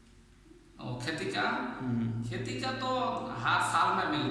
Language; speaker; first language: Hindi; non-native, learner; Bangla